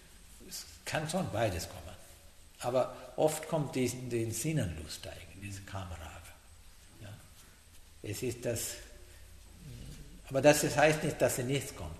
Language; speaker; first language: German; non-native, fluent; Sinhala